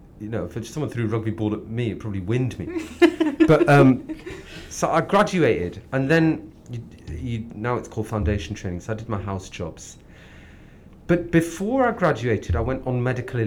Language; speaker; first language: English; native; English